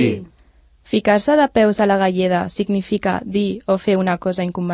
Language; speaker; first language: Catalan; non-native, learner; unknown